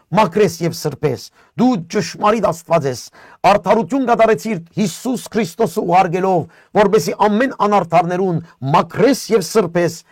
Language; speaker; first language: Armenian; early bilingual, heritage; Armenian